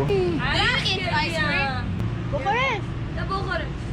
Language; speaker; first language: English; non-native, learner; Persian